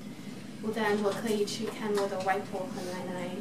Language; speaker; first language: Chinese; early bilingual, heritage; Chinese